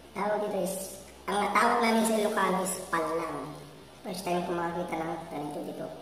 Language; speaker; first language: Filipino; non-native, local second language; Iloko